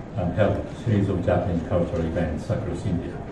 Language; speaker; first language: English; non-native, fluent; Japanese